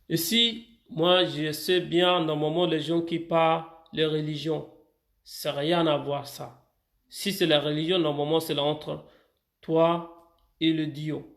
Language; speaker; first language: French; non-native, fluent; Arabic